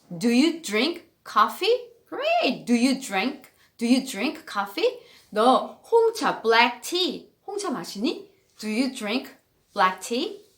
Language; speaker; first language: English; non-native, fluent; Korean